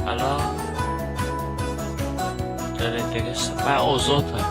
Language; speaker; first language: French; non-native, learner; Vietnamese